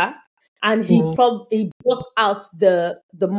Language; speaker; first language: English; non-native, local second language; Yoruba